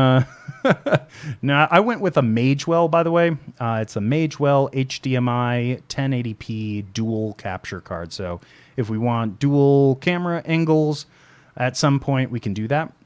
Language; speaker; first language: English; native; English